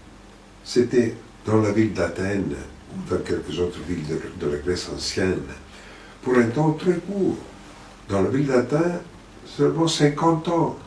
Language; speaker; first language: French; non-native, fluent; Greek